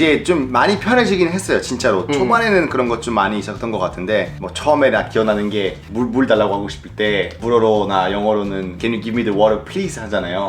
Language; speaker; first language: Korean; non-native, fluent; French